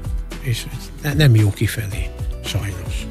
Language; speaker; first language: Hungarian; native; Hungarian